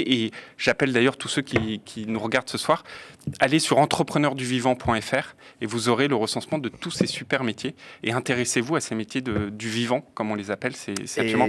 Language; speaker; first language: French; native; French